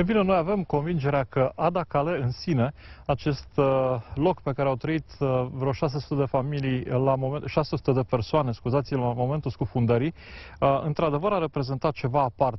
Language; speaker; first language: Romanian; native; Romanian